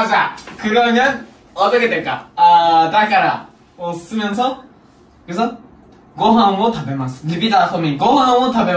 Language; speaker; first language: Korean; non-native, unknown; Japanese